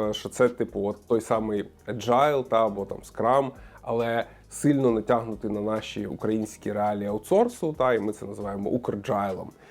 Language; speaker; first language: Ukrainian; non-native, local second language; Russian